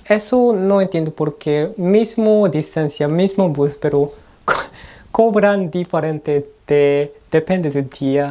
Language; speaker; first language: Spanish; non-native, learner; Korean